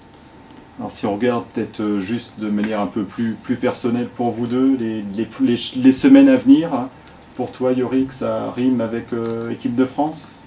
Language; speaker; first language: French; native; French